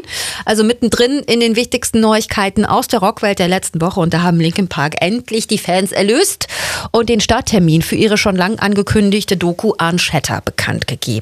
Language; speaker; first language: German; native; German